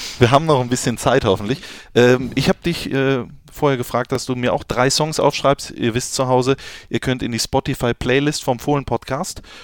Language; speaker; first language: German; native; German